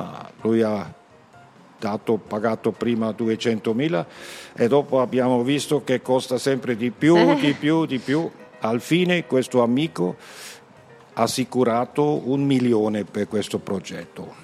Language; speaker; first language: Italian; non-native, learner; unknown